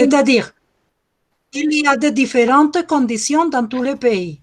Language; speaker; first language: French; non-native, fluent; Spanish